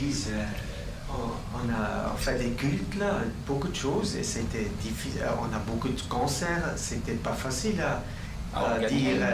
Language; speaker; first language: French; non-native, local second language; German